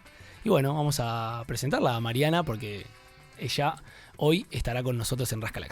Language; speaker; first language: Spanish; native; Spanish